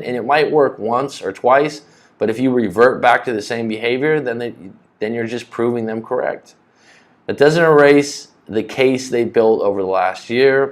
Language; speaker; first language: English; native; English